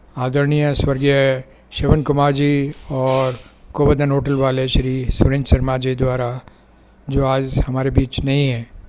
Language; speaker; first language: Hindi; native; Hindi